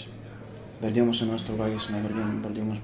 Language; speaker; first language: Spanish; non-native, fluent; Arabic